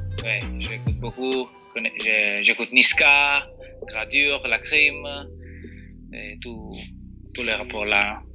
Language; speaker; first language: French; non-native, fluent; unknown